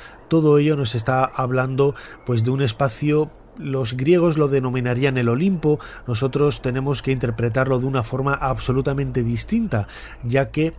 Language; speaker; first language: Spanish; native; Spanish